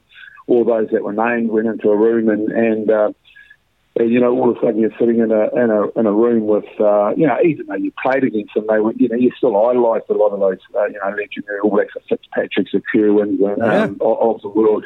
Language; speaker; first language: English; native; English